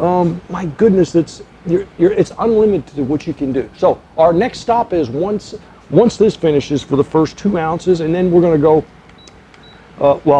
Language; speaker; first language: English; native; English